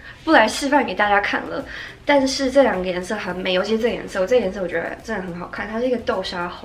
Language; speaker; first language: Chinese; native; Chinese